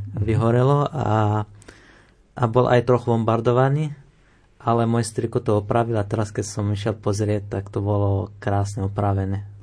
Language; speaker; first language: Slovak; non-native, fluent; Arabic